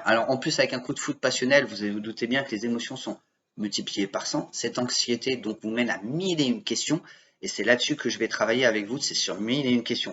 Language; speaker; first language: French; native; French